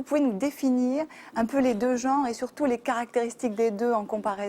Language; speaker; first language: French; native; French